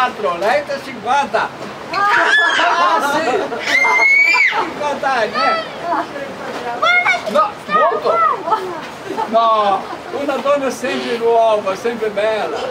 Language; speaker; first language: Italian; non-native, learner; Portuguese